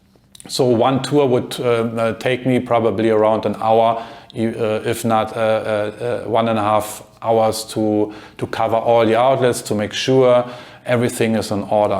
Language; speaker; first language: English; non-native, fluent; German